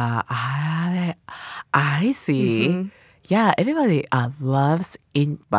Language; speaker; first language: English; non-native, learner; Japanese